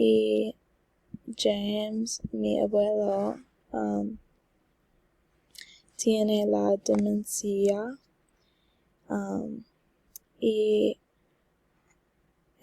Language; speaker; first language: Spanish; non-native, learner; English